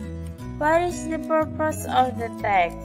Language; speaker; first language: English; non-native, fluent; Indonesian